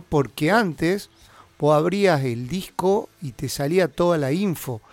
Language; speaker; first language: Spanish; native; Spanish